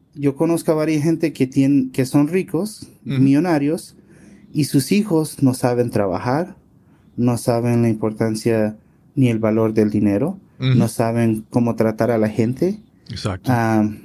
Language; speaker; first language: Spanish; early bilingual, heritage; Spanish